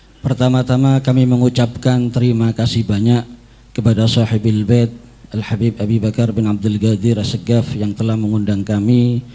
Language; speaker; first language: Indonesian; native; Indonesian